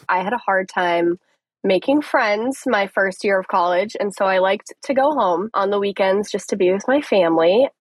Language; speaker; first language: English; native; English